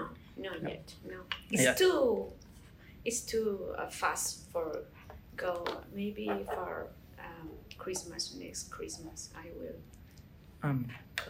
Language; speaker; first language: English; non-native, learner; Spanish